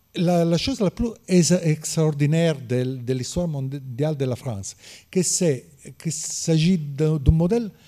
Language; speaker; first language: French; non-native, learner; Italian